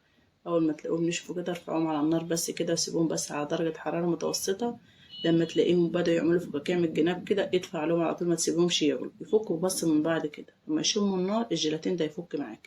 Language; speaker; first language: Arabic; native; Arabic